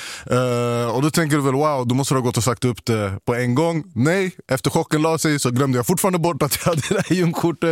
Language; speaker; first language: Swedish; native; Swedish